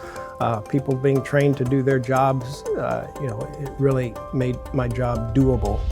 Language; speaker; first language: English; native; English